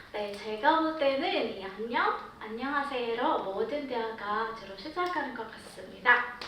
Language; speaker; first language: Korean; non-native, fluent; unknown